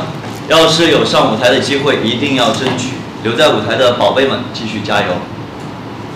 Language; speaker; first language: Chinese; native; Chinese